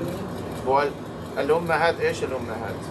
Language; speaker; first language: Arabic; early bilingual, heritage; Arabic